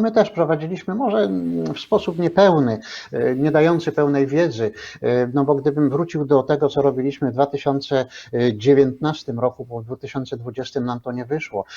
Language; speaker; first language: Polish; native; Polish